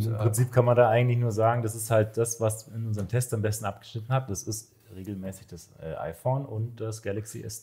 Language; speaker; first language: German; native; German